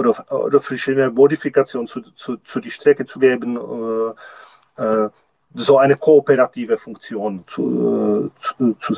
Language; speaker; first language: German; non-native, learner; Czech